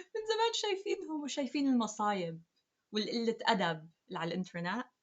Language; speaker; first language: Arabic; early bilingual, heritage; Arabic